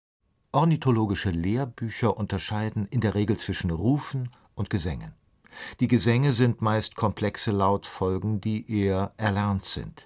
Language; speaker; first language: German; native; German